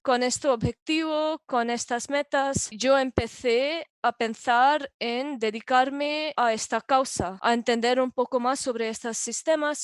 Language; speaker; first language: Spanish; non-native, fluent; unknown